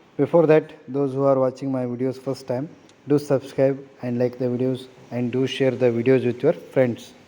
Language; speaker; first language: English; non-native, local second language; Kannada